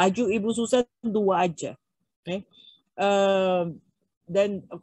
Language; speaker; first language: Indonesian; non-native, learner; Filipino